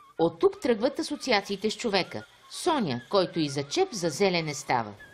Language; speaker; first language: Bulgarian; native; Bulgarian